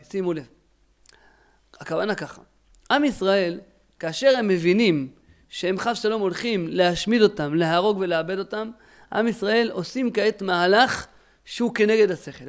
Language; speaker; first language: Hebrew; native; Hebrew